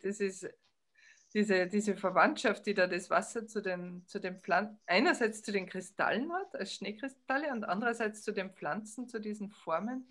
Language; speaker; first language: German; native; German